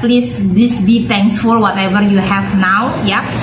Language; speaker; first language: English; non-native, learner; Indonesian